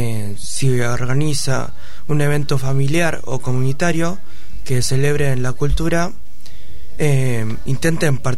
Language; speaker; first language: Spanish; early bilingual, other home language; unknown